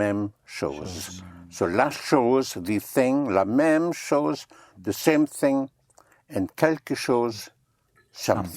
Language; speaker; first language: French; non-native, fluent; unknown